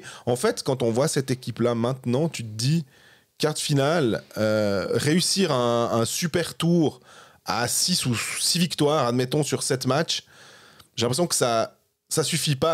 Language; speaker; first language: French; native; French